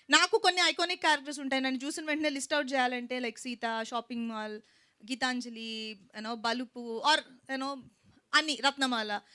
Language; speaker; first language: Telugu; native; Telugu